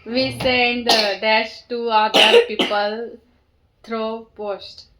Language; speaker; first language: English; non-native, local second language; Marathi